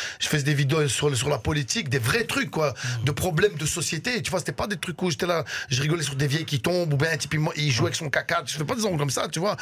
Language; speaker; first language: French; early bilingual, other home language; Arabic